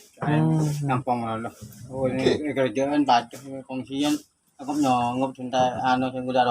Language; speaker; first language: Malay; non-native, learner; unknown